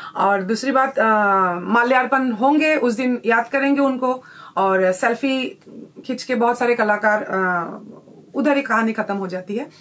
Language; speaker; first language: Hindi; non-native, local second language; Assamese